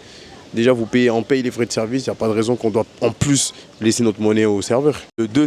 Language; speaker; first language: French; native; French